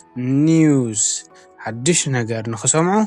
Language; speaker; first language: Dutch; non-native, fluent; Tigrinya